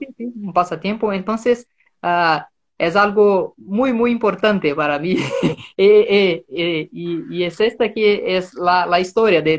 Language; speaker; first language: Spanish; non-native, fluent; Portuguese